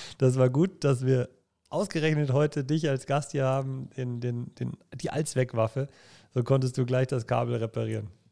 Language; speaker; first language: German; native; German